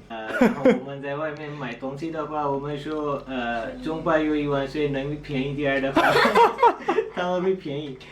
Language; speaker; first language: Chinese; non-native, fluent; Urdu